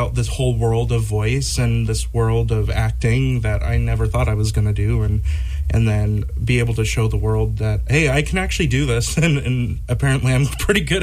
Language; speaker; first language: English; native; English